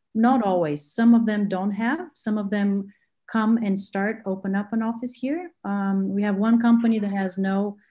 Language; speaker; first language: English; non-native, fluent; Bulgarian